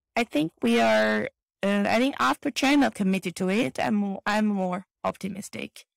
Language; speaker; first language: English; non-native, fluent; Chinese